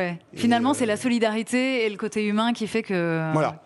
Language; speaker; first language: French; native; French